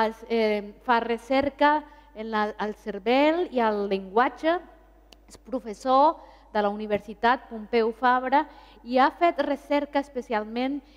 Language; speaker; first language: Catalan; non-native, fluent; Spanish